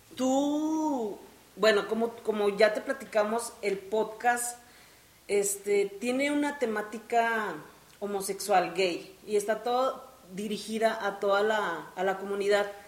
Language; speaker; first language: Spanish; native; Spanish